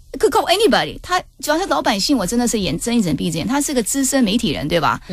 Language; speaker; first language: Chinese; early bilingual, heritage; English